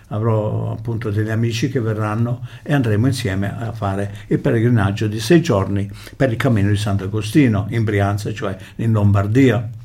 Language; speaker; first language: Italian; early bilingual, heritage; Italian